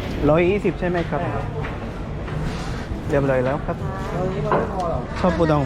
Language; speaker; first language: Thai; non-native, fluent; Korean